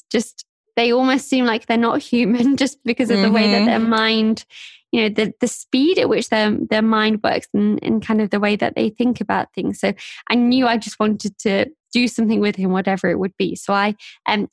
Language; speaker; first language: English; native; English